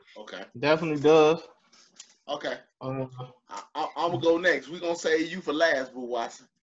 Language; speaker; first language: English; native; English